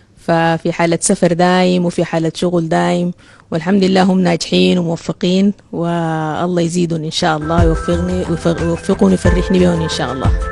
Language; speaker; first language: Arabic; native; Arabic